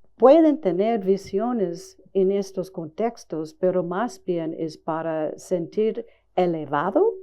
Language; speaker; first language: Spanish; non-native, fluent; English